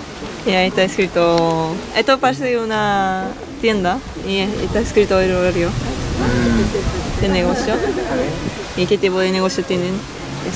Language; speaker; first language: Spanish; non-native, learner; Japanese